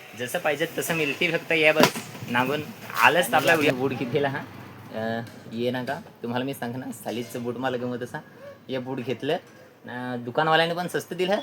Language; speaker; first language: Marathi; non-native, local second language; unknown